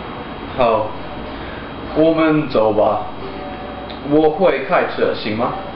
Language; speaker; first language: Chinese; non-native, learner; English